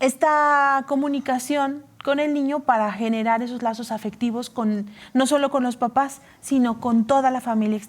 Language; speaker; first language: Spanish; native; Spanish